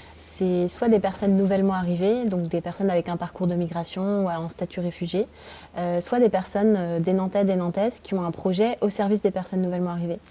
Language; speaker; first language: French; native; French